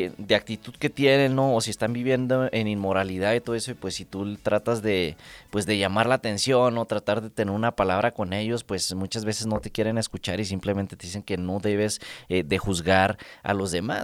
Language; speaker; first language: Spanish; native; Spanish